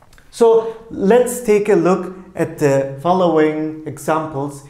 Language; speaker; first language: English; non-native, fluent; Turkish